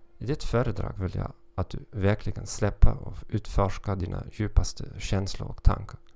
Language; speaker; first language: Swedish; non-native, learner; German